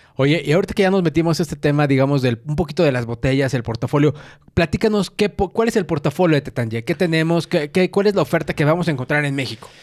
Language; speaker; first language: Spanish; native; Spanish